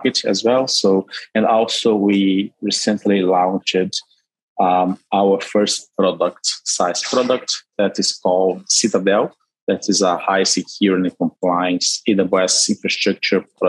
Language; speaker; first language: English; non-native, fluent; Portuguese